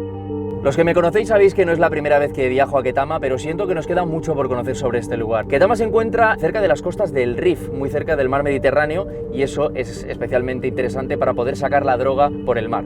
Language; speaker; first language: Spanish; native; Spanish